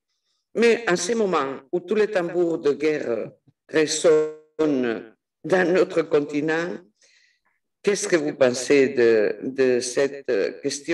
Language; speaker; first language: French; non-native, fluent; Spanish